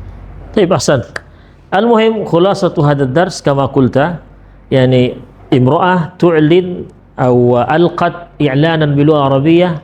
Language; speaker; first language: Arabic; non-native, fluent; Indonesian